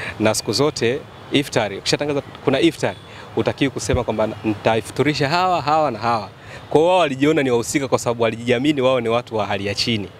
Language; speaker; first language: Swahili; native; Swahili